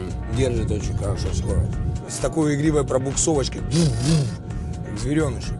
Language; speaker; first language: Russian; native; Russian